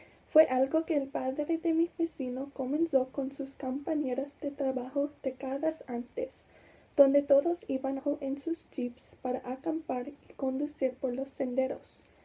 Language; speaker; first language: Spanish; non-native, learner; English